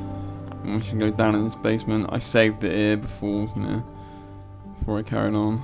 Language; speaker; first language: English; native; English